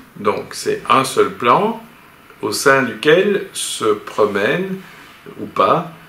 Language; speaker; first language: French; native; French